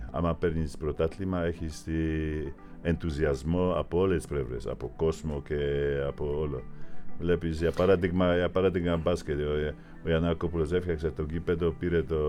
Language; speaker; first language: Greek; non-native, fluent; Polish